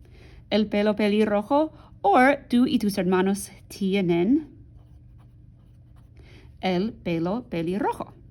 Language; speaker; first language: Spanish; non-native, fluent; English